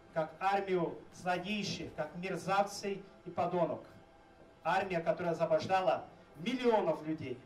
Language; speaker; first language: Russian; non-native, fluent; Portuguese